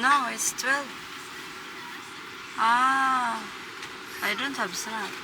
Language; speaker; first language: English; non-native, local second language; Filipino